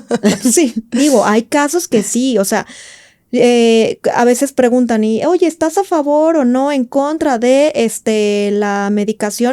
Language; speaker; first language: Spanish; native; Spanish